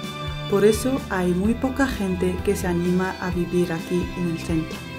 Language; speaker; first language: Spanish; non-native, fluent; Arabic